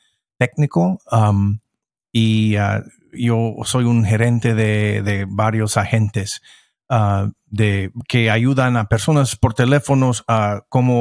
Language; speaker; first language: Spanish; non-native, fluent; English